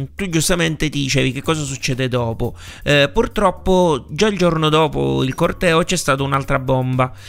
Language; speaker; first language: Italian; native; Italian